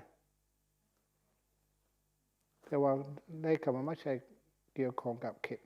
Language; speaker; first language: Thai; non-native, fluent; English